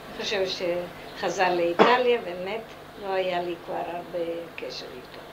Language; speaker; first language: Hebrew; non-native, fluent; Italian